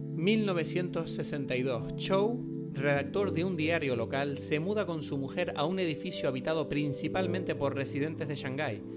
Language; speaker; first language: Spanish; non-native, fluent; French